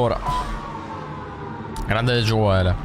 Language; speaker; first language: Italian; native; Italian